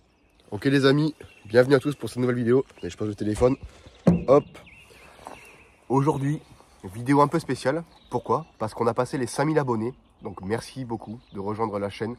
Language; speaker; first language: French; native; French